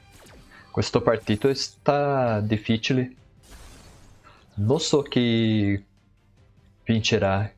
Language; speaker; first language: Italian; non-native, learner; Portuguese